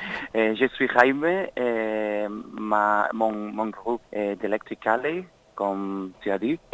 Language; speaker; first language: French; non-native, learner; Spanish